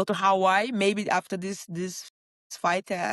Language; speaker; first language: English; non-native, learner; Portuguese